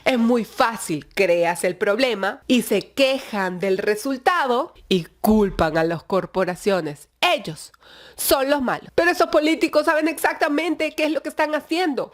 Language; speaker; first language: Spanish; native; Spanish